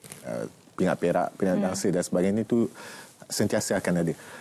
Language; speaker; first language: Malay; native; Malay